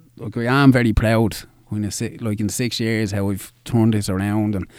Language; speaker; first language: English; native; English